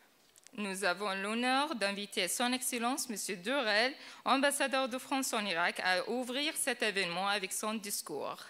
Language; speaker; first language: French; non-native, fluent; Arabic